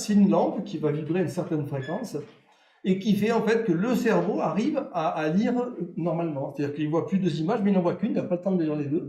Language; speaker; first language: French; native; French